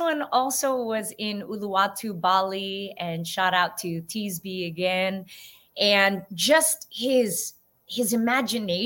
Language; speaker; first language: English; native; English